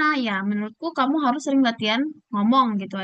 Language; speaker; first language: Indonesian; native; Indonesian